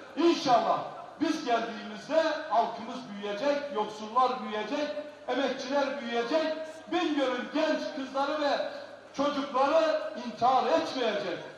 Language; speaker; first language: Turkish; non-native, local second language; Kurdish